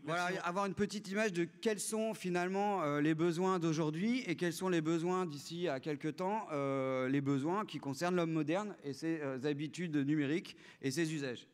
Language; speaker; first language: French; native; French